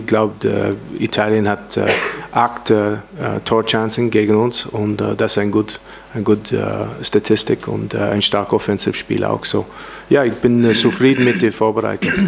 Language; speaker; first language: German; non-native, learner; English